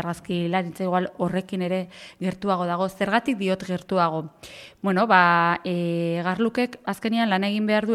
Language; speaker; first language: Basque; native; Basque